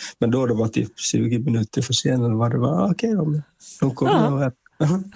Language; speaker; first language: Swedish; non-native, fluent; Vietnamese